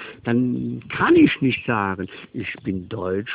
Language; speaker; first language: German; non-native, local second language; Luxembourgish